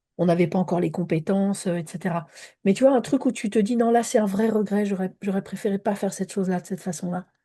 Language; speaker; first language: French; native; French